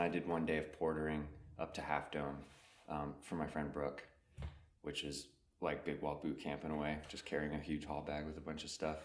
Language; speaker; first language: English; native; English